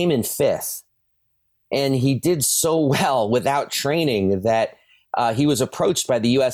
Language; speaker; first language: English; native; English